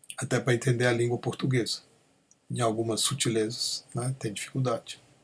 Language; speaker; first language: Portuguese; native; Portuguese